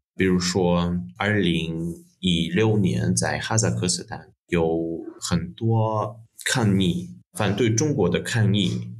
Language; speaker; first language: Chinese; non-native, fluent; Russian